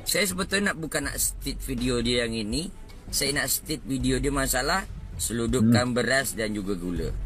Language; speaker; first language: Malay; native; Malay